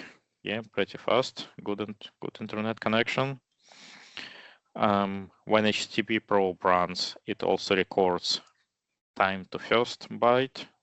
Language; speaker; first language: English; non-native, fluent; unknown